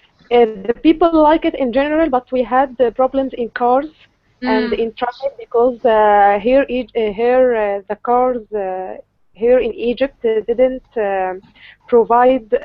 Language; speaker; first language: English; non-native, learner; Arabic